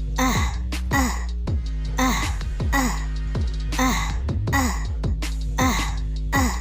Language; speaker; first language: Thai; native; Thai